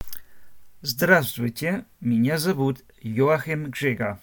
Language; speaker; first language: Russian; non-native, learner; German